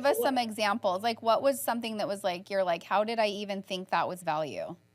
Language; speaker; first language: English; native; English